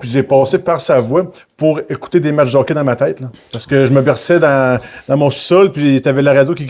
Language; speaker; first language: French; native; French